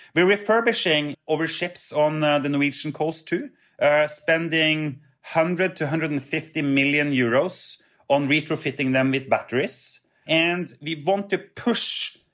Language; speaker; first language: English; non-native, fluent; Norwegian